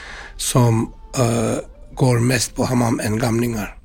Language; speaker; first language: Swedish; non-native, fluent; Turkish